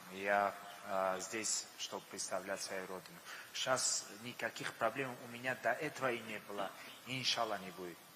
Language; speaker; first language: Russian; non-native, local second language; Tajik